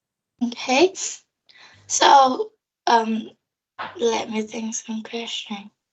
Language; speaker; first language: English; non-native, learner; Vietnamese